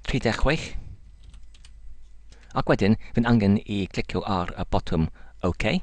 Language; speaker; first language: Welsh; non-native, learner; English